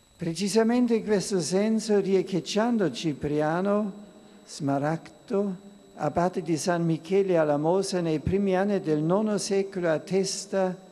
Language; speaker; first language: Italian; non-native, fluent; German